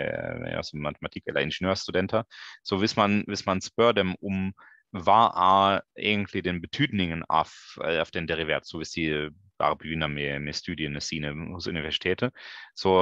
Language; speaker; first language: Norwegian; non-native, fluent; German